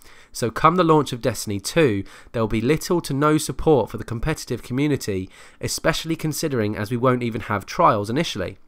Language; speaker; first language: English; native; English